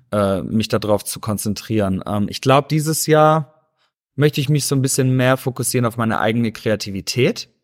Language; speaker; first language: German; native; German